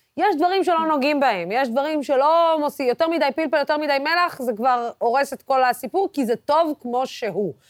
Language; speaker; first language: Hebrew; non-native, local second language; Arabic